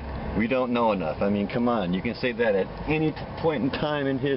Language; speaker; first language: English; native; English